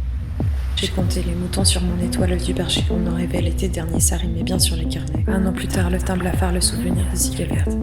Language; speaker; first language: French; native; French